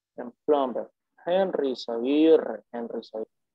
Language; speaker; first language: English; non-native, fluent; Spanish